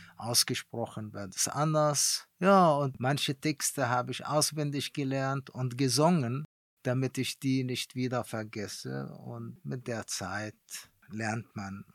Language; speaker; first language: German; non-native, fluent; Arabic